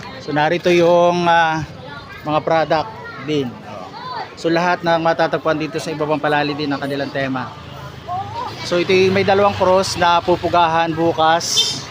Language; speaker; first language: Filipino; non-native, local second language; Cebuano